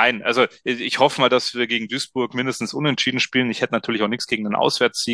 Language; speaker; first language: German; native; German